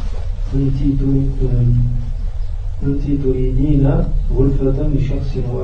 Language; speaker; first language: Arabic; non-native, learner; French